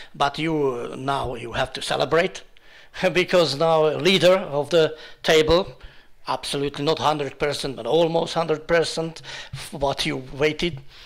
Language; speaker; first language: English; non-native, learner; Hungarian